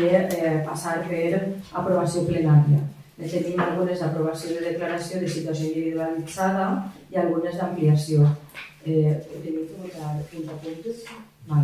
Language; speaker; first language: Catalan; native; Catalan